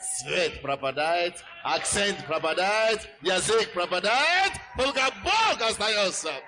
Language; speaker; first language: Russian; non-native, fluent; Yoruba